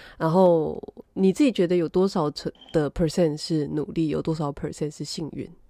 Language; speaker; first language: Chinese; native; Chinese